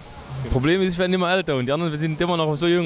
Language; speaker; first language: German; native; German